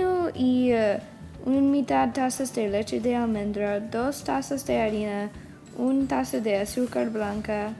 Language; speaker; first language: Spanish; non-native, learner; English